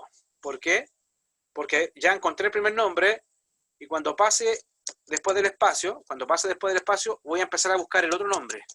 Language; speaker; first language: Spanish; native; Spanish